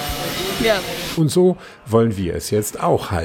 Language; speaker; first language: German; native; German